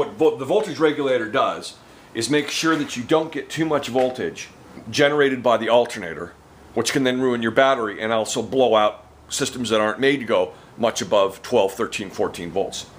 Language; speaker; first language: English; native; English